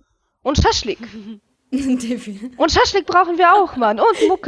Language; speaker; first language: German; early bilingual, other home language; Russian